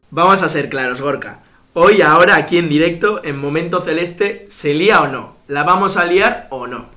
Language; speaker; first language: Spanish; native; Spanish